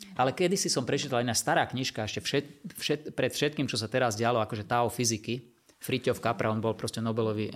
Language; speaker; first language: Slovak; non-native, local second language; Hungarian